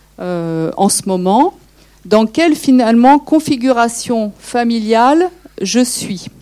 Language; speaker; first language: French; native; French